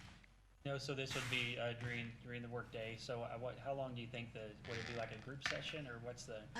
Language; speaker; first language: English; native; English